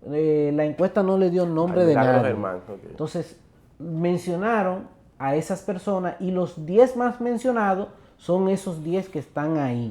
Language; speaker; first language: Spanish; native; Spanish